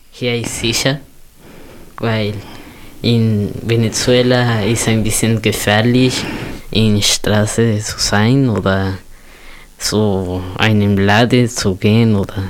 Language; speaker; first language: German; non-native, learner; Spanish